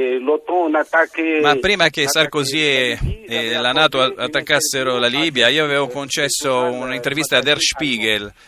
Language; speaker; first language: Italian; non-native, fluent; Arabic